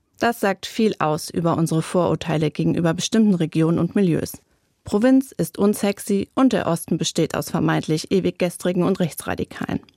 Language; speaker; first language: German; native; German